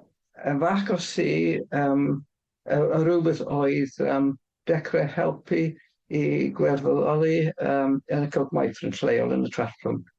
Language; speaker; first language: Welsh; non-native, fluent; English